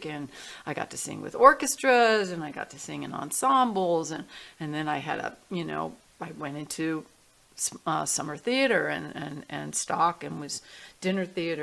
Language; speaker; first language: English; native; English